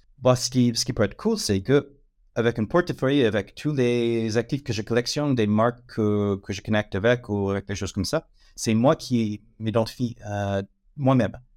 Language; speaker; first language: French; non-native, fluent; English